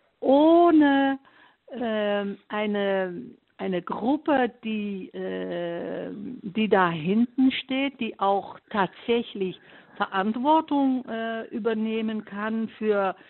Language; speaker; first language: German; non-native, fluent; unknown